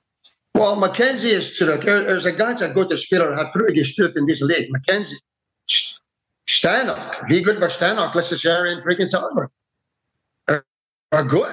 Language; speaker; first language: German; non-native, fluent; English